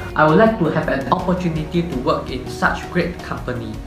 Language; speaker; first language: English; non-native, local second language; Chinese